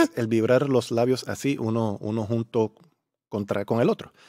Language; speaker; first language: Spanish; native; Spanish